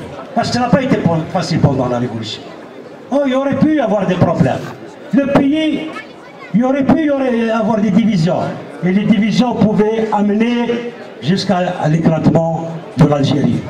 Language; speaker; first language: French; non-native, local second language; Kabyle